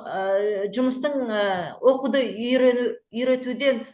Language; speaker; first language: Kazakh; native; Kazakh